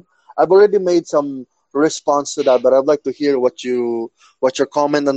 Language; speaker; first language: English; non-native, local second language; Cebuano